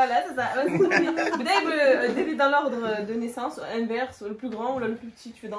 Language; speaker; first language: French; native; French